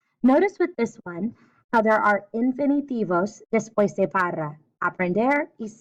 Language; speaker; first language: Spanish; non-native, fluent; English